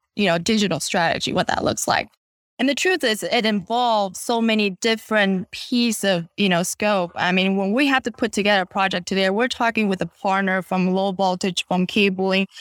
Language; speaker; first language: English; non-native, fluent; Chinese